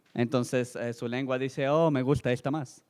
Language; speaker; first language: Spanish; native; Spanish